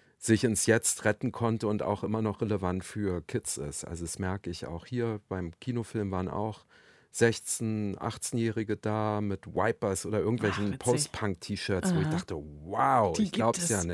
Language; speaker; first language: German; native; German